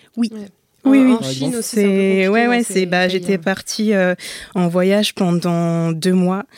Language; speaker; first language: French; native; French